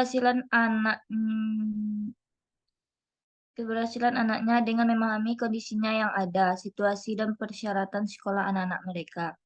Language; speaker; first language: Indonesian; native; Indonesian